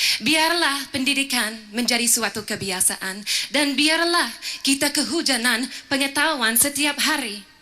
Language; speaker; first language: Malay; non-native, fluent; English